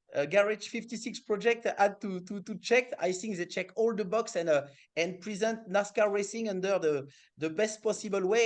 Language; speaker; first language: English; non-native, fluent; French